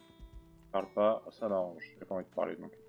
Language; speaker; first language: French; native; French